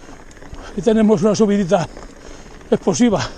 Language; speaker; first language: Spanish; native; Spanish